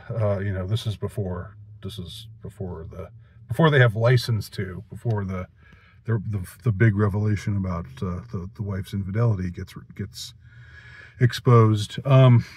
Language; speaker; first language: English; native; English